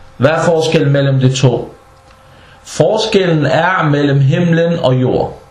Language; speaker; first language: Danish; non-native, fluent; Arabic